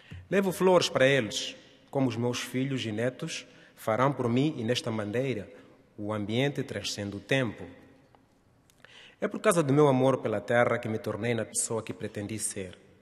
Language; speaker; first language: Portuguese; non-native, local second language; Nyanja